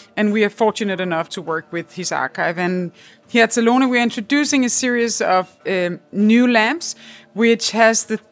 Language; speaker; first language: English; non-native, fluent; Danish